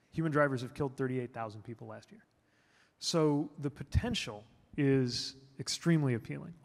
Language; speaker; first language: English; native; English